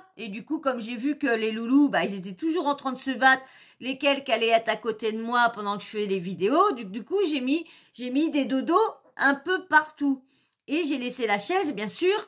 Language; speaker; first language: French; native; French